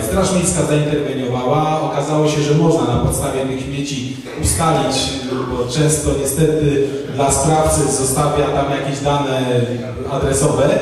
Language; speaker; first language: Polish; native; Polish